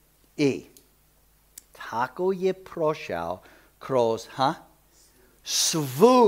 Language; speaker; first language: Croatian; early bilingual, heritage; Croatian